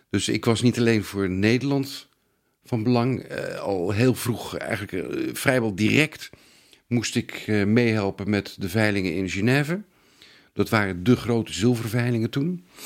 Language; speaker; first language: Dutch; native; Dutch